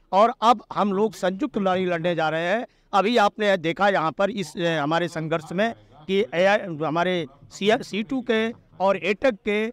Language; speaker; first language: Hindi; non-native, local second language; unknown